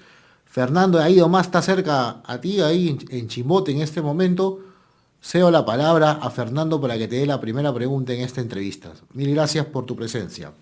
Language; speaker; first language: Spanish; native; Spanish